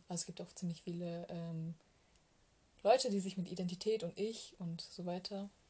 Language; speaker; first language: German; early bilingual, other home language; Turkish